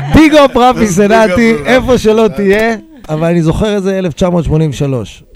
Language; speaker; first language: Hebrew; native; Hebrew